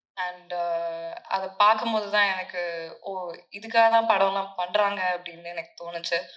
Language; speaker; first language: Tamil; native; Tamil